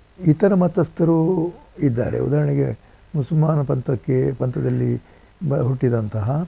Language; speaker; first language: Kannada; non-native, local second language; Tulu